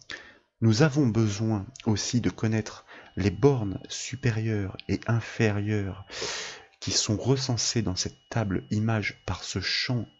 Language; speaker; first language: French; native; French